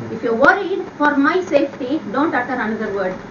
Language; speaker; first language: English; non-native, local second language; Tamil